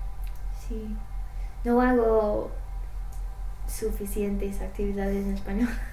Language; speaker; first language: Spanish; non-native, learner; English